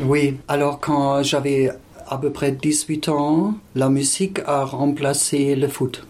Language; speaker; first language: French; non-native, fluent; German